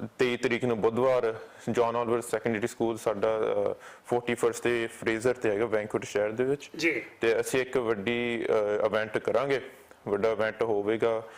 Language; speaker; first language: Punjabi; early bilingual, heritage; Punjabi